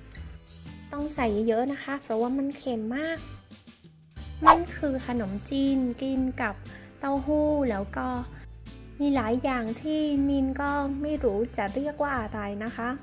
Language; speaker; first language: Thai; non-native, fluent; Vietnamese